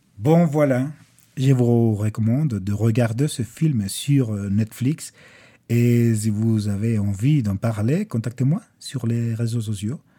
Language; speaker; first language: French; non-native, fluent; Spanish